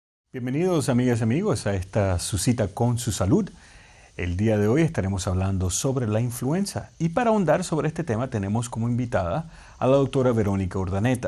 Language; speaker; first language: Spanish; native; Spanish